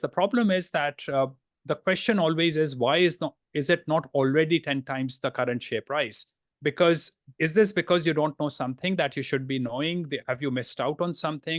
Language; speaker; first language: English; non-native, fluent; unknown